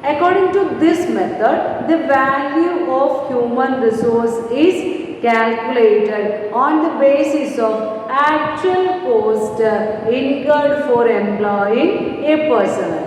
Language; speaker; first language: English; non-native, local second language; Malayalam